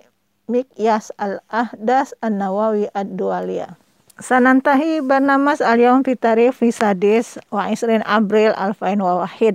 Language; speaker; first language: Arabic; non-native, fluent; Indonesian